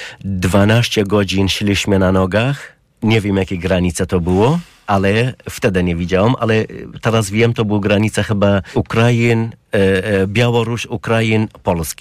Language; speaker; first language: Polish; non-native, learner; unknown